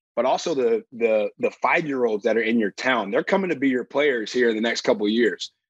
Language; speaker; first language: English; native; English